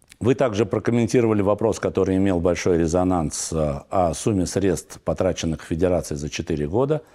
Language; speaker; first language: Russian; non-native, local second language; Armenian